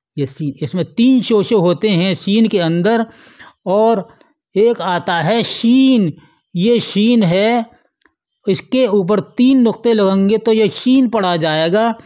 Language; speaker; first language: Hindi; native; Hindi